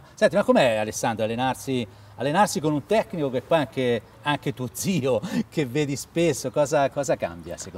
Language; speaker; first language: Italian; native; Italian